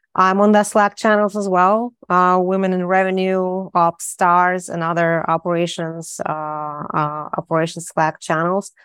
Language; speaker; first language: English; non-native, fluent; Russian